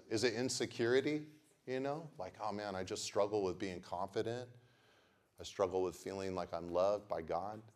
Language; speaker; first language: English; native; English